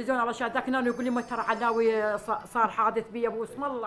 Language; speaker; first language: Arabic; native; Arabic